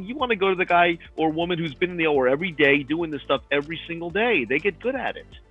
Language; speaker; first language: English; native; English